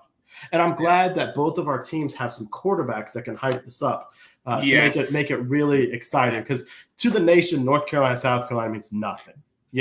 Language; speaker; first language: English; native; English